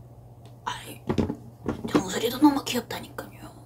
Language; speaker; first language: Korean; non-native, fluent; Japanese